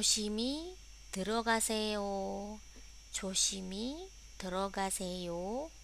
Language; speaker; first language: Korean; non-native, fluent; Indonesian